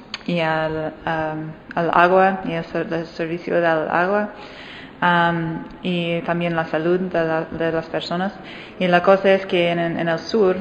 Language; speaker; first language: Spanish; non-native, fluent; English